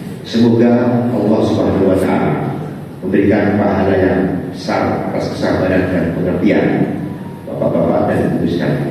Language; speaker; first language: Indonesian; native; Indonesian